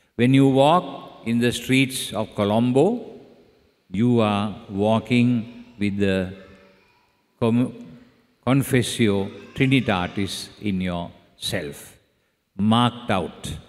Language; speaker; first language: English; non-native, local second language; Sinhala